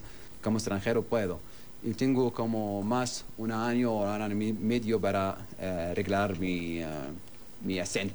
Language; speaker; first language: Spanish; non-native, learner; Arabic